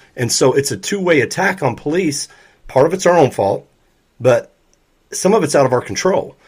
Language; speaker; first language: English; native; English